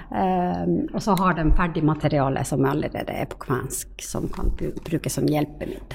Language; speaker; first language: Norwegian; non-native, fluent; Finnish